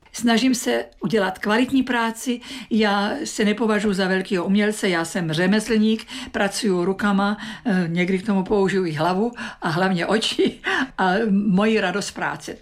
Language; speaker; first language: Czech; native; Czech